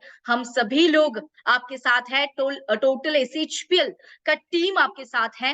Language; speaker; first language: Hindi; native; Hindi